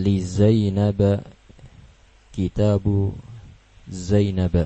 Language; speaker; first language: Arabic; non-native, fluent; Indonesian